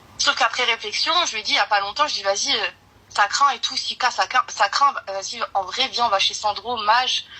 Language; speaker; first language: French; early bilingual, other home language; Arabic